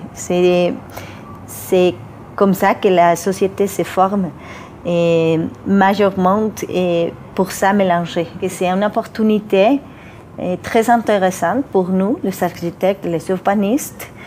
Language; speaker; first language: French; non-native, fluent; Spanish